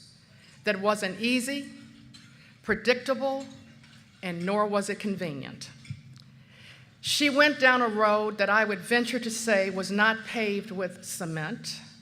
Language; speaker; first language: English; native; English